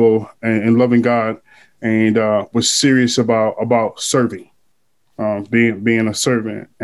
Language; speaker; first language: English; native; English